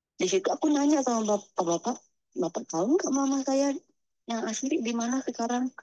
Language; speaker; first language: Indonesian; native; Indonesian